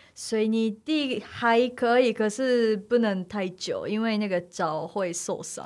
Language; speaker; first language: Chinese; non-native, fluent; Japanese